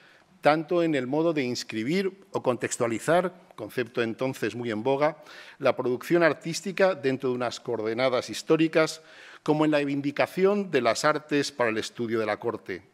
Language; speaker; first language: Spanish; native; Spanish